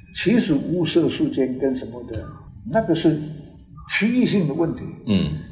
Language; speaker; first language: Chinese; non-native, local second language; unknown